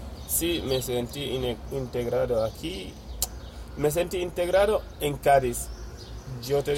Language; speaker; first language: Spanish; non-native, fluent; Wolof